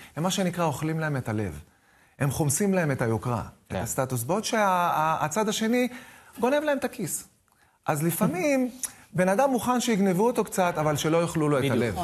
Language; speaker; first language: Hebrew; native; Hebrew